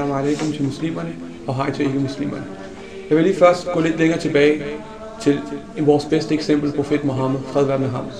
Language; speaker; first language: Danish; early bilingual, other home language; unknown